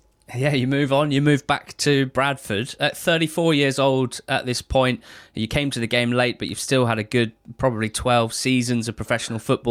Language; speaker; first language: English; native; English